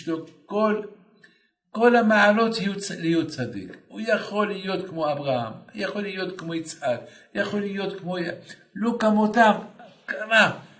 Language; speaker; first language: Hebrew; non-native, fluent; French